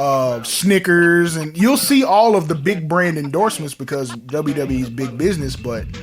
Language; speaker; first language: English; native; English